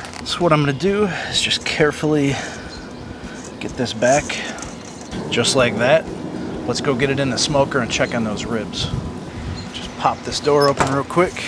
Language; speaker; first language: English; native; English